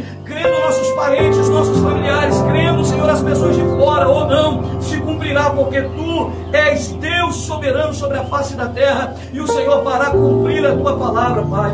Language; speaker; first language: Portuguese; native; Portuguese